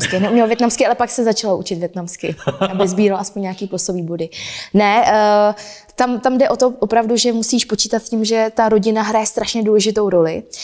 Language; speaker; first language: Czech; early bilingual, other home language; Vietnamese